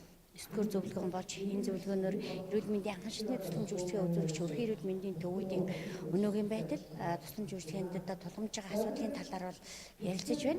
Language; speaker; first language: Mongolian; native; Mongolian